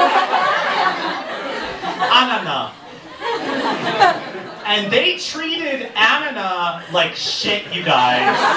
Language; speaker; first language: English; native; English